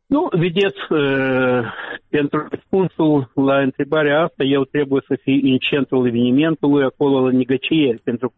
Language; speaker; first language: Romanian; non-native, local second language; Russian